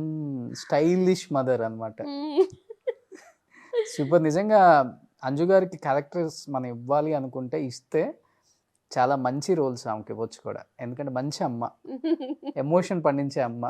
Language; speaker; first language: Telugu; native; Telugu